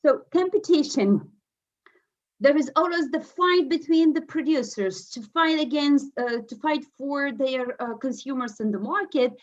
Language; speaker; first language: English; non-native, fluent; Romanian